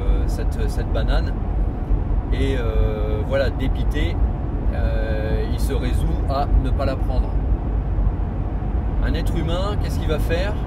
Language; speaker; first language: French; native; French